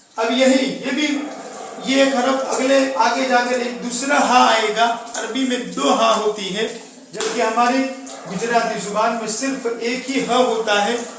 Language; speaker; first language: Urdu; non-native, local second language; Gujarati